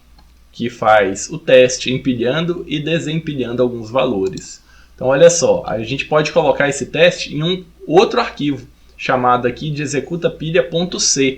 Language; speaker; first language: Portuguese; native; Portuguese